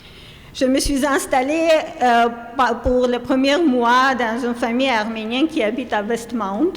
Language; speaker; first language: French; non-native, fluent; Armenian